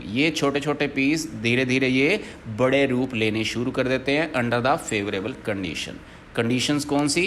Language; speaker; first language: Hindi; native; Hindi